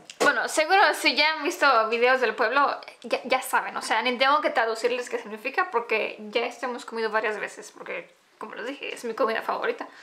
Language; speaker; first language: Spanish; non-native, fluent; Romanian